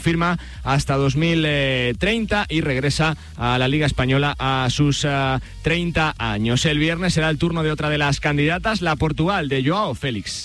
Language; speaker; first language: Spanish; native; Spanish